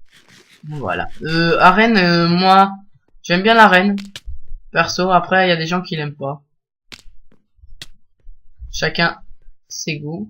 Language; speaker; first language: French; native; French